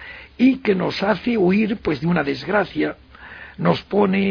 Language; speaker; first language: Spanish; native; Spanish